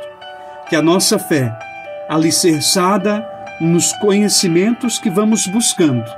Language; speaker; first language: Portuguese; native; Portuguese